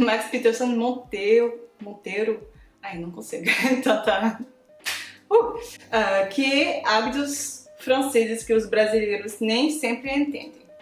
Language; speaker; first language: Portuguese; non-native, fluent; French